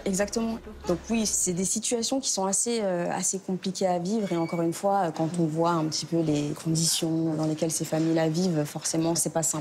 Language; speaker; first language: French; native; French